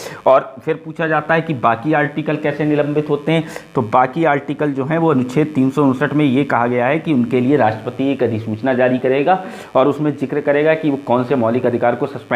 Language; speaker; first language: Hindi; native; Hindi